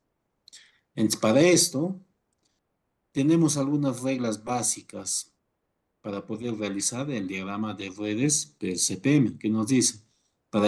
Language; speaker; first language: Spanish; native; Spanish